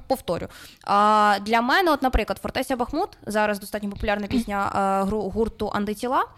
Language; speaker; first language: Ukrainian; non-native, local second language; Russian